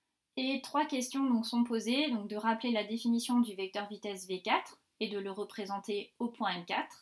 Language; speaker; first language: French; native; French